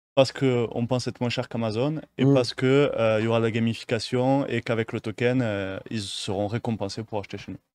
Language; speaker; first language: French; native; French